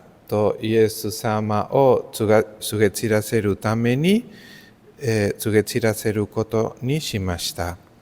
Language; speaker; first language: Japanese; non-native, learner; Spanish